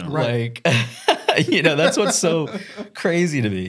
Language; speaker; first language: English; native; English